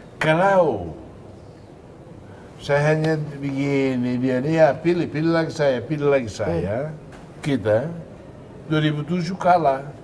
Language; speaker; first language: Indonesian; non-native, fluent; Tetum